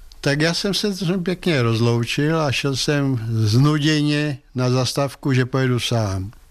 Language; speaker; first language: Czech; native; Czech